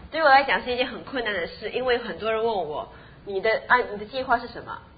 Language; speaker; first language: Chinese; native; Chinese